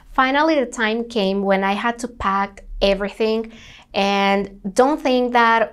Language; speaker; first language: English; non-native, fluent; Spanish